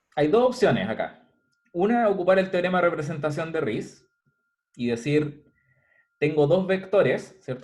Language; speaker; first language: Spanish; native; Spanish